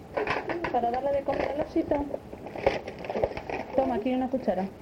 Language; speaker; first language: Spanish; native; Spanish